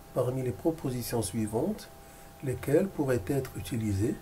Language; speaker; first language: French; non-native, local second language; Arabic